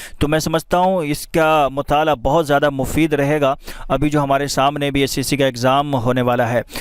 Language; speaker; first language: Urdu; native; Urdu